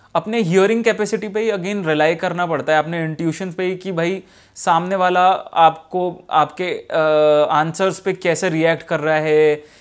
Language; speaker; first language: Hindi; native; Hindi